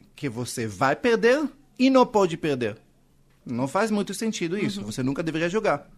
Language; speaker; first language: Portuguese; non-native, fluent; Hebrew